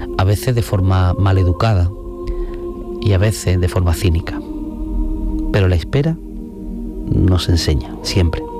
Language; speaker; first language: Spanish; native; Spanish